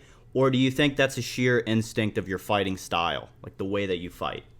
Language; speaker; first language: English; native; English